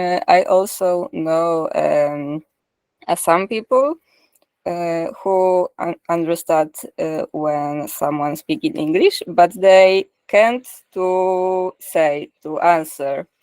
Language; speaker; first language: English; non-native, learner; Polish